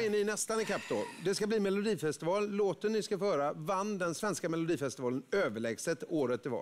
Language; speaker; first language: Swedish; native; Swedish